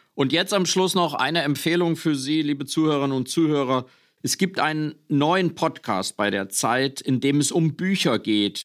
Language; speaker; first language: German; native; German